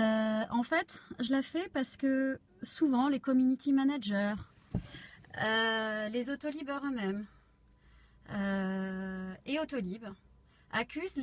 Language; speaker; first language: French; native; French